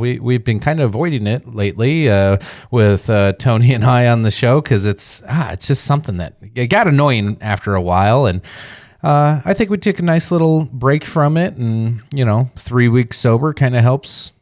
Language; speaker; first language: English; native; English